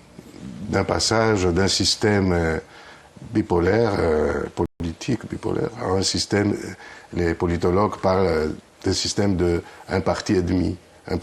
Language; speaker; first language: French; non-native, fluent; Greek